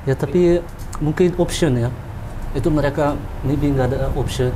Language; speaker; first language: Indonesian; early bilingual, heritage; Dutch